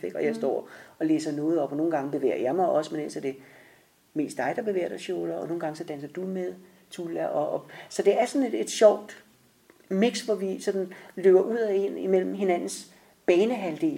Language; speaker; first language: Danish; native; Danish